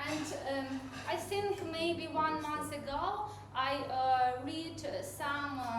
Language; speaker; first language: English; non-native, fluent; Ukrainian